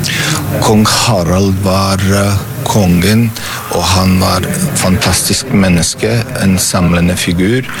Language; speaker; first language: Norwegian; non-native, fluent; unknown